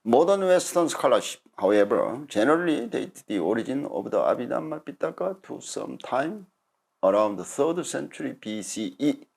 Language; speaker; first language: English; non-native, fluent; Korean